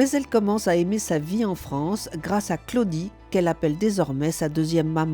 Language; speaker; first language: French; native; French